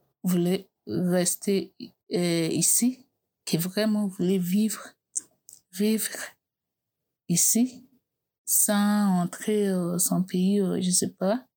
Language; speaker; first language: French; non-native, learner; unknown